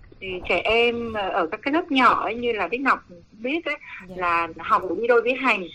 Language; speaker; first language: Vietnamese; native; Vietnamese